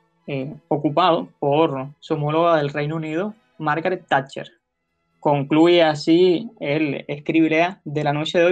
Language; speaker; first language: Spanish; native; Spanish